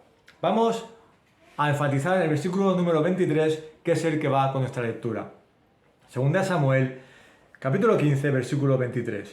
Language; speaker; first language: Spanish; native; Spanish